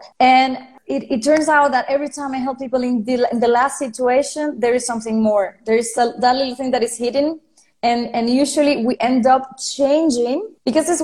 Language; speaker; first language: English; non-native, fluent; Spanish